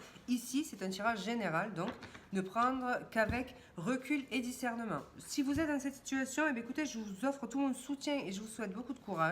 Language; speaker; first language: French; native; French